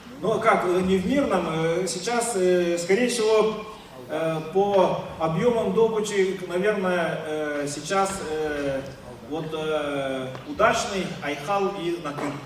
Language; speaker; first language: Russian; non-native, local second language; Yakut